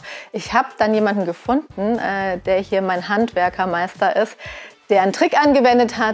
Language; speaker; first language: German; native; German